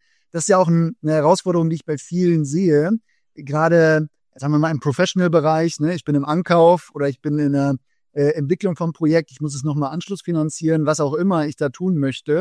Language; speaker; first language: German; native; German